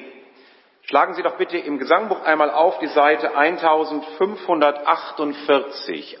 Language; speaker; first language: German; native; German